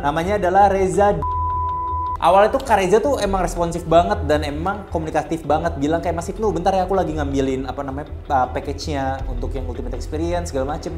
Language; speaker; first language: Indonesian; native; Indonesian